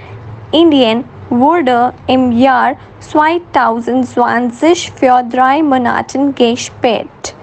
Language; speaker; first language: German; non-native, learner; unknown